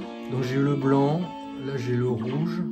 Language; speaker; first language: French; native; French